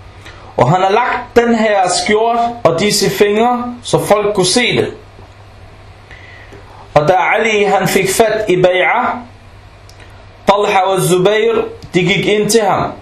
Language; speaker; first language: Danish; non-native, local second language; Arabic